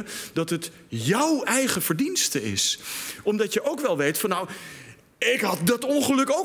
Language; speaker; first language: Dutch; native; Dutch